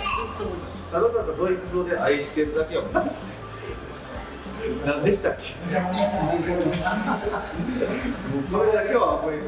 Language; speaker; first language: Japanese; native; Japanese